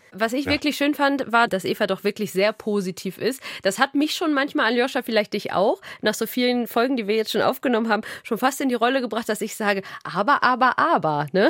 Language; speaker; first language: German; native; German